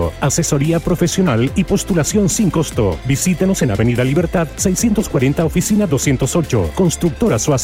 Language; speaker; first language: Spanish; native; Spanish